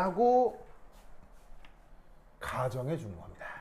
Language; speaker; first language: Korean; native; Korean